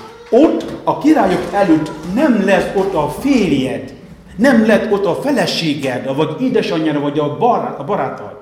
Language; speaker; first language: Hungarian; non-native, fluent; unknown